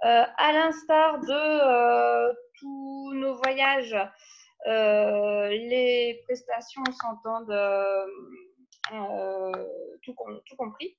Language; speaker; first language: French; native; French